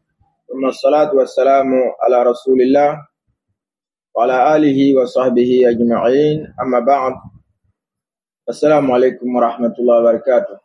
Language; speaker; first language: Arabic; non-native, fluent; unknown